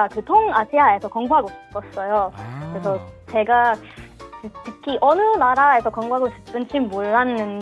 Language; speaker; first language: Korean; non-native, learner; Swedish